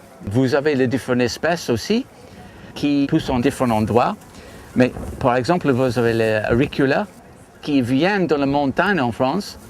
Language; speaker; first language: French; non-native, fluent; English